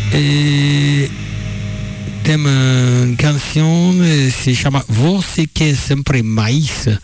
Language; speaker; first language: Portuguese; non-native, learner; English